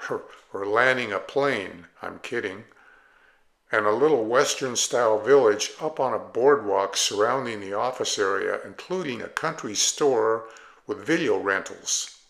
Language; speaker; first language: English; native; English